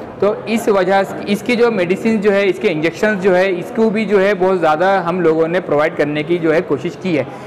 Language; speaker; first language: Hindi; native; Hindi